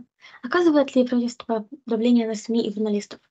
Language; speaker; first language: Russian; native; Russian